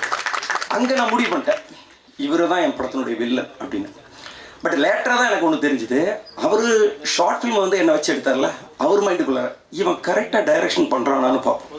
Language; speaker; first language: Tamil; native; Tamil